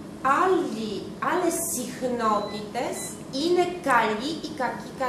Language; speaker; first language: Greek; non-native, fluent; Russian